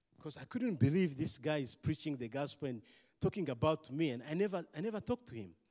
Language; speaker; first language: English; non-native, local second language; Kinyarwanda